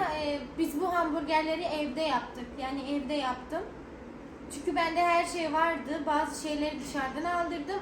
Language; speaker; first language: Turkish; native; Turkish